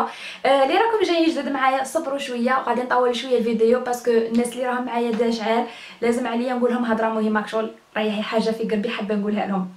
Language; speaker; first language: Arabic; native; Arabic